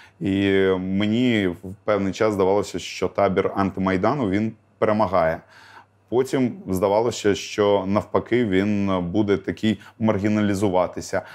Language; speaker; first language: Ukrainian; non-native, local second language; Russian